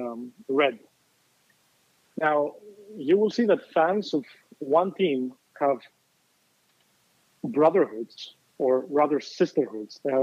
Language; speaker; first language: English; non-native, fluent; Greek